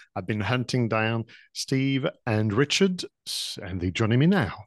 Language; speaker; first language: English; non-native, fluent; French